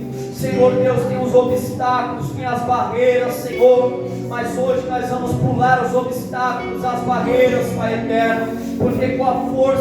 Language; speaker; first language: Portuguese; native; Portuguese